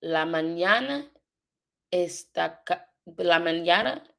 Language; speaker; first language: Spanish; non-native, learner; English